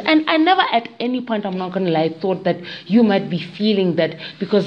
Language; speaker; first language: English; non-native, local second language; Tswana